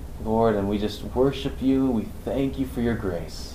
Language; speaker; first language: English; native; English